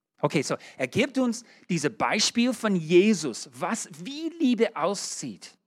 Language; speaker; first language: German; non-native, learner; English